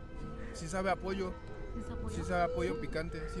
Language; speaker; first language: Spanish; native; Spanish